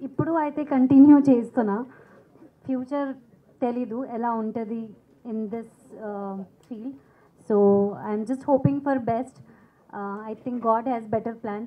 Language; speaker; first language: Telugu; non-native, local second language; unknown